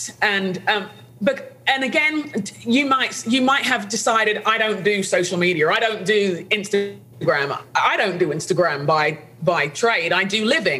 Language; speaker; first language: English; native; English